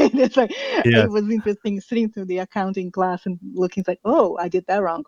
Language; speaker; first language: English; non-native, fluent; Portuguese